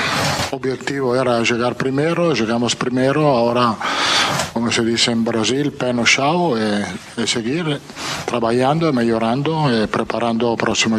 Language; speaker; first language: Portuguese; non-native, fluent; Italian